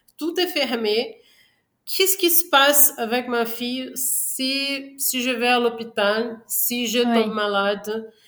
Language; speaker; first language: French; non-native, fluent; Portuguese